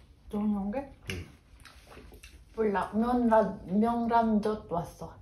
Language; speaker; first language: Korean; non-native, learner; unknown